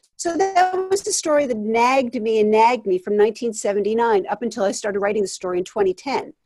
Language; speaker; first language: English; native; English